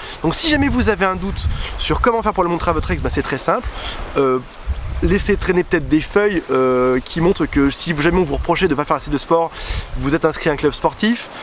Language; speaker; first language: French; native; French